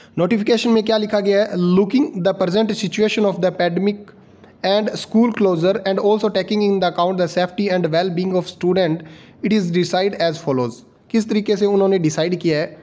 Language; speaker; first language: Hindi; non-native, local second language; Punjabi